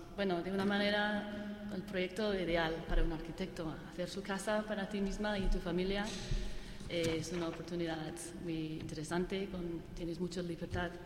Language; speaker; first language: Spanish; non-native, fluent; English